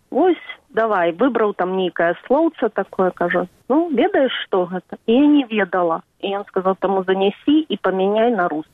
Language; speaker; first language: Belarusian; native; Belarusian